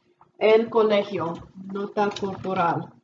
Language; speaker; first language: Spanish; non-native, fluent; English